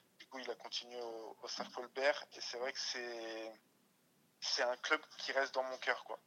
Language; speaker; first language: French; early bilingual, other home language; Russian